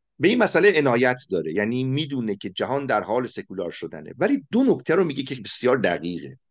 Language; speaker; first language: Persian; native; Persian